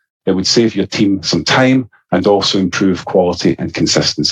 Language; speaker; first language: English; native; English